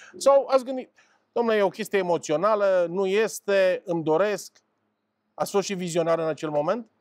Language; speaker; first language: Romanian; native; Romanian